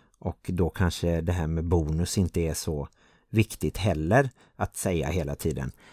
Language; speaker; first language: Swedish; native; Swedish